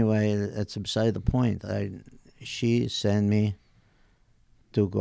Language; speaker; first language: English; non-native, fluent; Italian